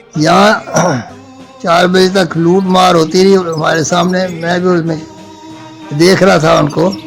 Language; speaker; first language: Urdu; non-native, local second language; Punjabi